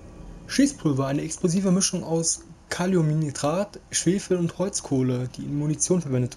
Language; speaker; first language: German; native; German